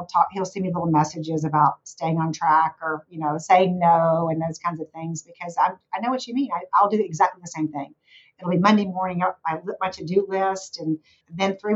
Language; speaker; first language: English; native; English